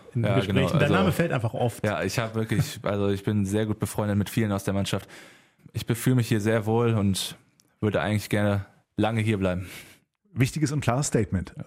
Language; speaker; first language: German; native; German